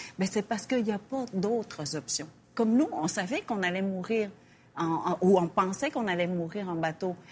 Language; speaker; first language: French; early bilingual, other home language; Vietnamese